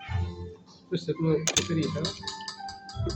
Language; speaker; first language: Italian; non-native, learner; Bangla